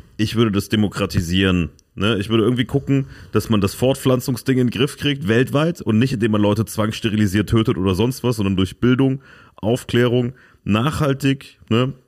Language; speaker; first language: German; native; German